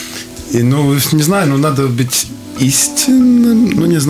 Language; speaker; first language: Russian; non-native, local second language; Latvian